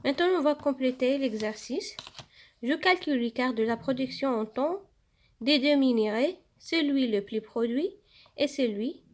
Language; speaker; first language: French; non-native, local second language; Arabic